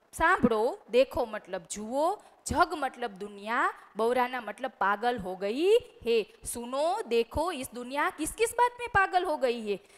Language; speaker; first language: Hindi; non-native, local second language; Gujarati